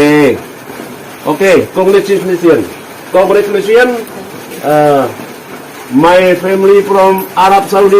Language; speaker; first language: English; non-native, learner; Indonesian